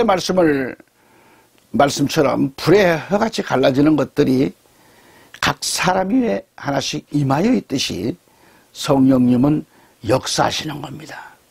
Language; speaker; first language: Korean; native; Korean